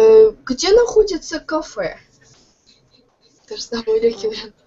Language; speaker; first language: Russian; native; Russian